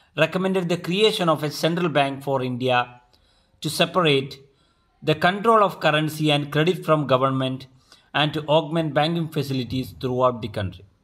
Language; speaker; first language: English; non-native, local second language; Malayalam